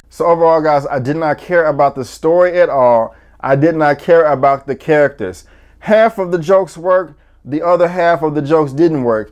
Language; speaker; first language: English; native; English